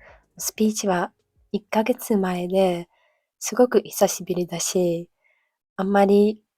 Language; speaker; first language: Japanese; non-native, fluent; Dutch